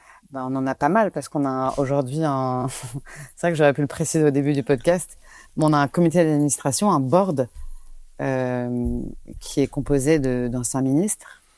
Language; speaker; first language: French; native; French